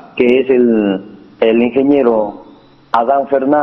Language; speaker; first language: Spanish; native; Spanish